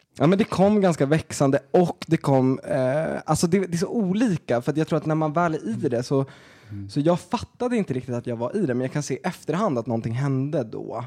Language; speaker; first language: Swedish; native; Swedish